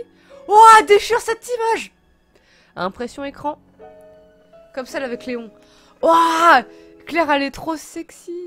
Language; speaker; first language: French; native; French